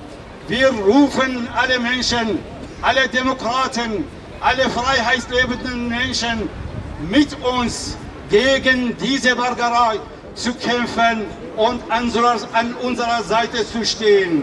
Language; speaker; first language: German; non-native, fluent; Kurdish